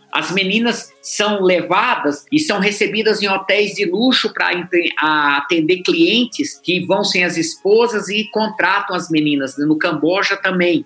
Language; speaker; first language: Portuguese; native; Portuguese